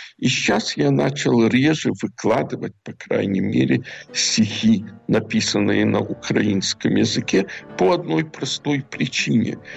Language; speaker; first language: Russian; native; Russian